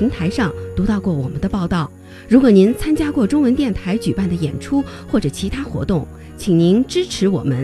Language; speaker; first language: Chinese; native; Chinese